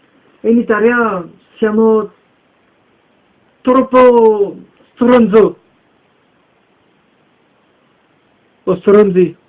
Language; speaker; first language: Italian; early bilingual, heritage; French